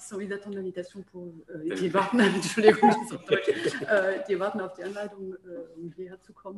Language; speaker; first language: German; non-native, fluent; French